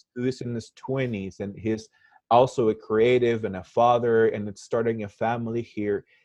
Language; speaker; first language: English; non-native, fluent; Spanish